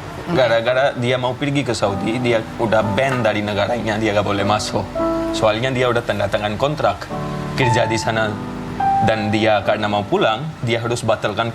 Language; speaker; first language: Indonesian; non-native, fluent; Hindi